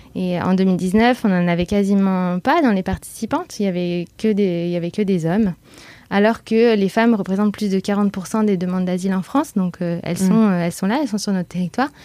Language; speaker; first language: French; native; French